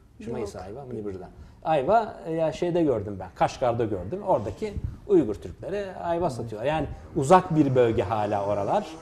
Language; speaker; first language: Turkish; native; Turkish